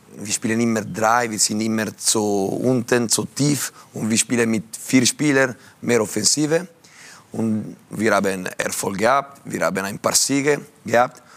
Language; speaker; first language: German; non-native, local second language; Italian